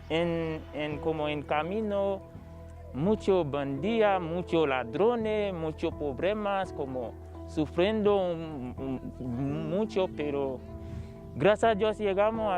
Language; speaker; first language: Spanish; non-native, learner; Haitian Creole